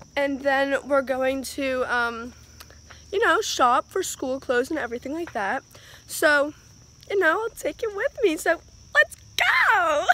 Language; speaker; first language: English; native; English